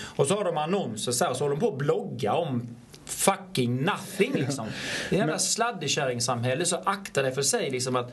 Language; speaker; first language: Swedish; native; Swedish